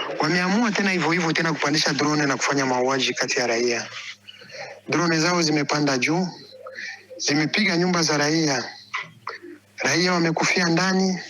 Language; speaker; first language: Swahili; non-native, local second language; Kinyarwanda